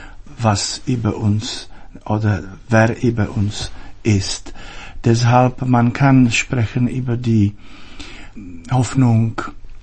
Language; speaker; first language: German; non-native, fluent; Czech